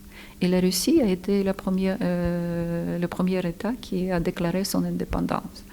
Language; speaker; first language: French; non-native, fluent; Ukrainian